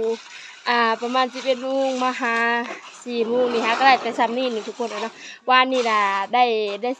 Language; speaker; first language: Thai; non-native, local second language; Northeastern Thai